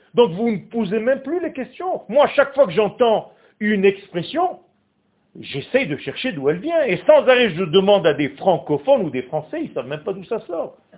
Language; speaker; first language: French; non-native, fluent; Hebrew